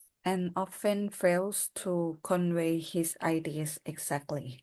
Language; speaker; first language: English; non-native, learner; Thai